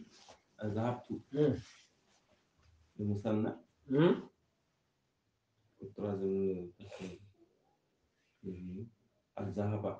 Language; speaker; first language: Arabic; non-native, learner; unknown